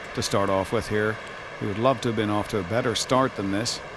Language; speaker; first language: English; native; English